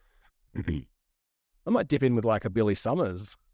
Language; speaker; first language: English; native; English